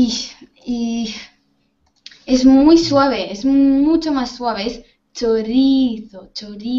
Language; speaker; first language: Spanish; native; Spanish